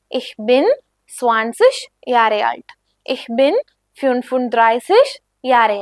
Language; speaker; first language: German; non-native, fluent; Malayalam